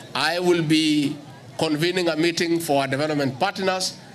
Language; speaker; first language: English; non-native, local second language; Kikuyu